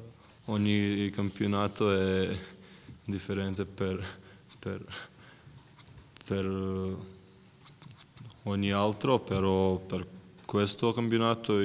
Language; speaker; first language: Italian; non-native, learner; Croatian